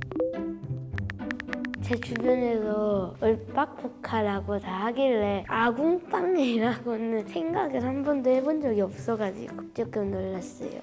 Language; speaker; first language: Korean; non-native, fluent; Japanese